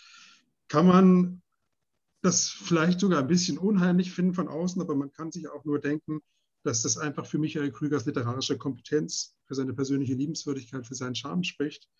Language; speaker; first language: German; native; German